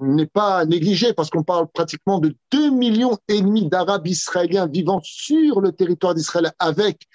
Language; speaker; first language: French; native; French